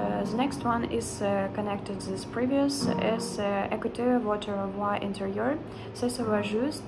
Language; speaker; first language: French; non-native, learner; Russian